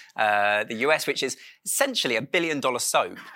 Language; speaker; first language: English; native; English